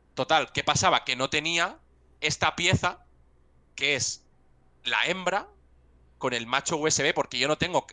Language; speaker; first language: Spanish; non-native, local second language; Catalan